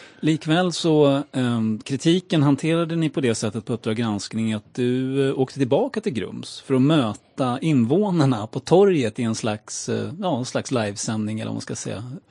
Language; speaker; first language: Swedish; native; Swedish